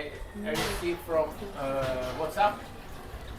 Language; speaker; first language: English; non-native, learner; Russian